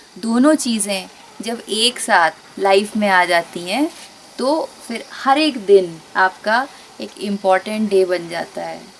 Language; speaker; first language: Hindi; native; Hindi